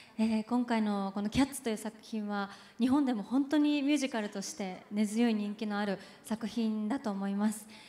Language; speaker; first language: Japanese; native; Japanese